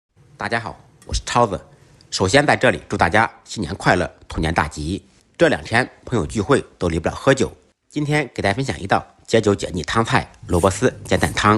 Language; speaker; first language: Chinese; native; Chinese